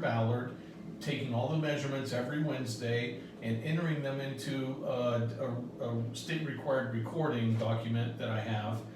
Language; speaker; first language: English; native; English